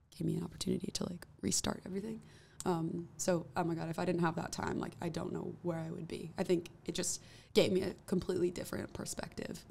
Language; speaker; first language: English; native; English